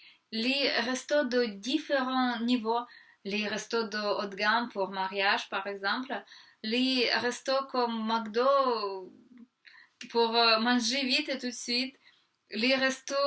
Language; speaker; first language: French; non-native, fluent; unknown